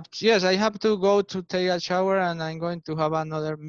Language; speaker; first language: English; non-native, learner; Spanish